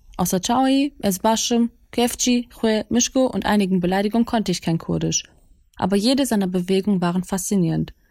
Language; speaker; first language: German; early bilingual, other home language; Kurdish